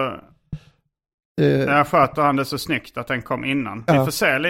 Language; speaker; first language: Swedish; native; Swedish